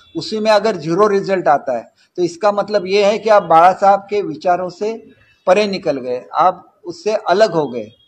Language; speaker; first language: Hindi; non-native, local second language; Marathi